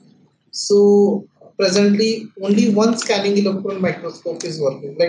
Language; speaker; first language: English; non-native, local second language; Odia